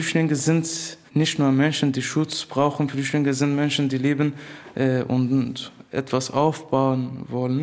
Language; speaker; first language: German; non-native, fluent; Kurdish